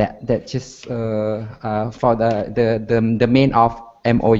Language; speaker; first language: English; non-native, learner; Indonesian